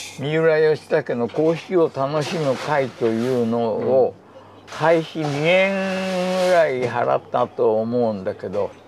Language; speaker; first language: Japanese; native; Japanese